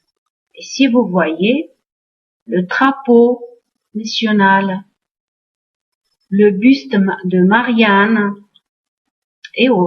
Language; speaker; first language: French; non-native, fluent; Uzbek